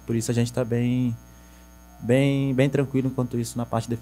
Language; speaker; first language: Portuguese; native; Portuguese